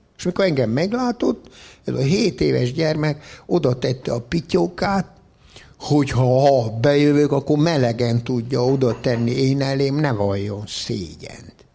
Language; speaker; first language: Hungarian; native; Hungarian